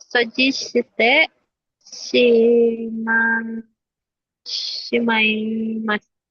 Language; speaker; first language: Japanese; non-native, learner; Indonesian